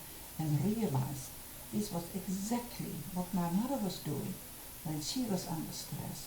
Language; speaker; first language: English; non-native, fluent; Dutch